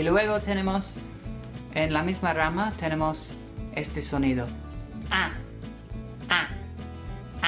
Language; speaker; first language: Spanish; non-native, fluent; English